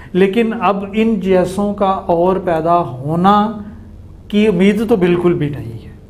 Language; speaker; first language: Hindi; native; Hindi